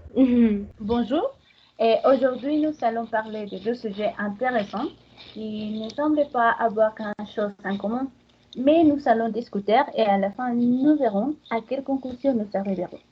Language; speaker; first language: French; non-native, fluent; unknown